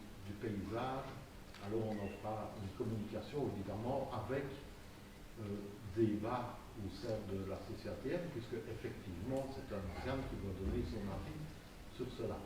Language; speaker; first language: French; native; French